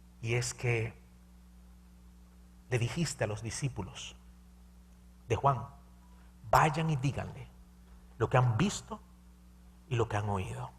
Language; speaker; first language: Spanish; native; Spanish